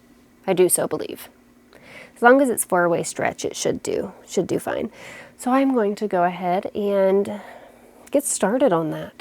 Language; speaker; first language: English; native; English